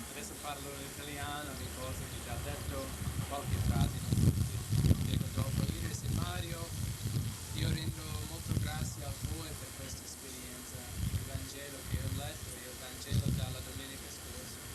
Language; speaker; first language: Italian; non-native, learner; English